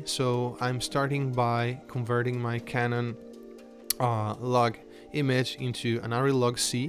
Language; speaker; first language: English; non-native, fluent; Italian